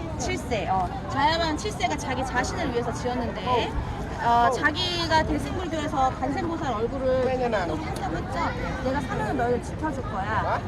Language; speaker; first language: Korean; native; Korean